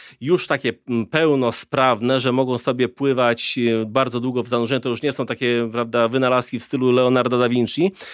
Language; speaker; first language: Polish; native; Polish